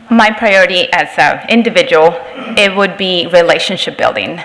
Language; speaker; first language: English; non-native, fluent; Spanish